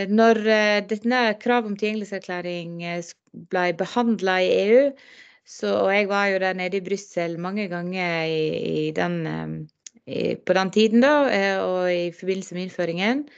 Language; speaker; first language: Norwegian; native; Norwegian